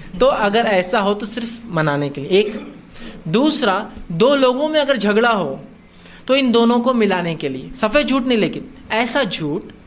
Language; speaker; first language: Urdu; native; Urdu